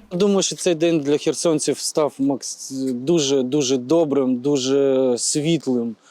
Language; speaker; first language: Ukrainian; native; Ukrainian